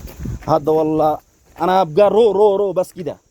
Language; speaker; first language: Arabic; non-native, learner; Bangla